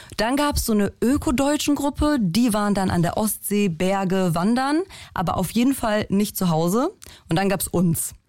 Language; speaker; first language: German; early bilingual, other home language; Polish